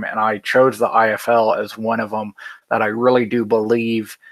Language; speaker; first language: English; native; English